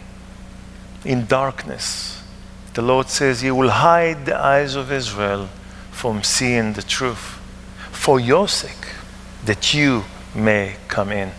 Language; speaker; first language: English; non-native, fluent; Hebrew